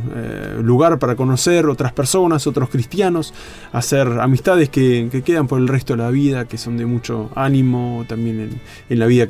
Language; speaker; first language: Spanish; native; Spanish